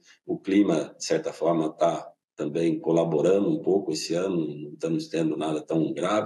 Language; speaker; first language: Portuguese; native; Portuguese